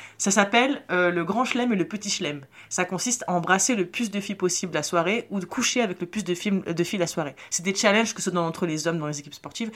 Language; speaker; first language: French; native; French